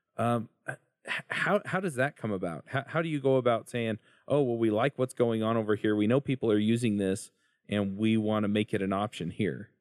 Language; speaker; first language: English; native; English